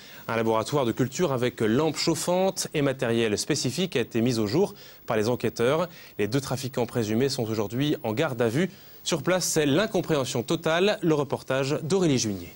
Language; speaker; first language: French; native; French